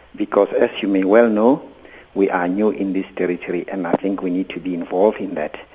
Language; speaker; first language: English; non-native, local second language; Venda